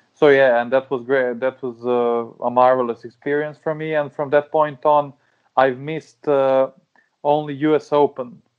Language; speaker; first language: English; non-native, fluent; Serbian